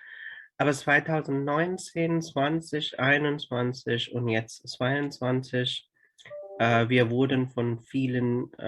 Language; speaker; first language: German; non-native, fluent; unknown